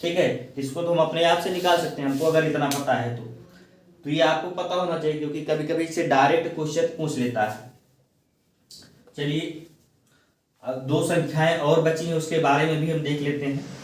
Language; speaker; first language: Hindi; native; Hindi